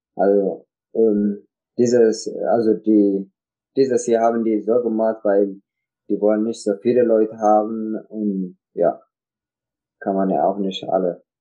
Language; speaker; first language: German; non-native, learner; Tigrinya